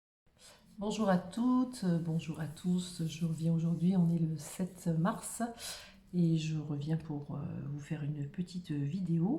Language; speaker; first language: French; native; French